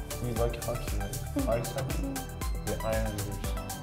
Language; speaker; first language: English; non-native, fluent; Persian